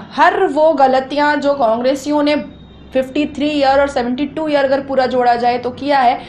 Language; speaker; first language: Hindi; native; Hindi